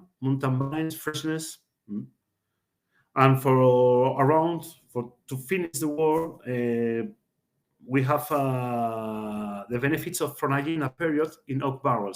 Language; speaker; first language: English; non-native, learner; Spanish